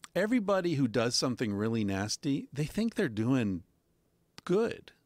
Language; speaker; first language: English; native; English